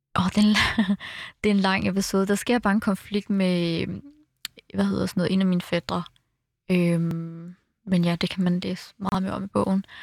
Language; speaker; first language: Danish; early bilingual, other home language; Arabic